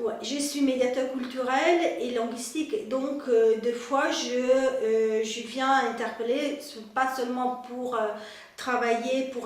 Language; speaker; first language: French; non-native, fluent; Spanish